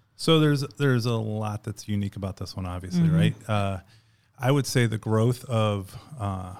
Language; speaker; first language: English; native; English